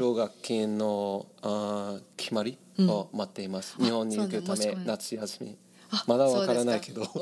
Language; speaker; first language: Japanese; non-native, learner; English